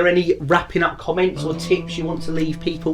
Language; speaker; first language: English; native; English